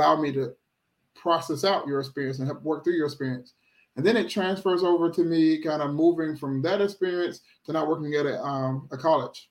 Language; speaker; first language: English; native; English